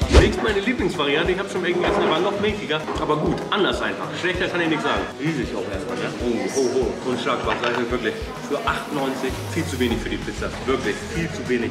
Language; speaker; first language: German; native; German